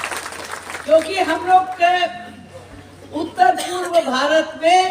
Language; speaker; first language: Hindi; non-native, local second language; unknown